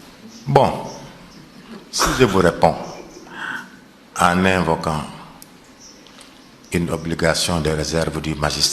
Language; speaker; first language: French; non-native, local second language; Wolof